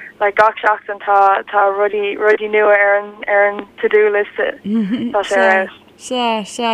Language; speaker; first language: Irish; non-native, learner; German